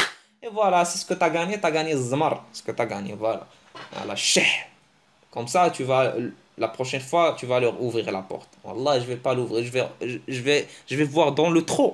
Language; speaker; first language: French; early bilingual, other home language; Arabic